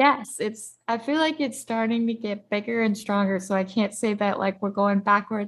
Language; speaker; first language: English; native; English